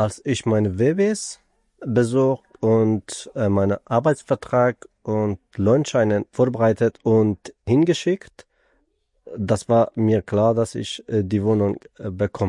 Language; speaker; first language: German; non-native, learner; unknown